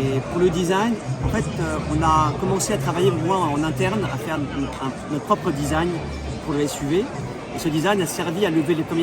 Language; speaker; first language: French; native; French